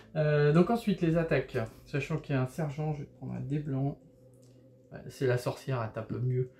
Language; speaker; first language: French; native; French